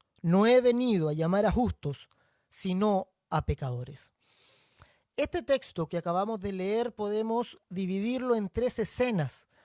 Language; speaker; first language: Spanish; native; Spanish